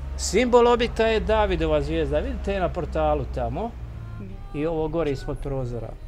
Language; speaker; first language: Croatian; native; Croatian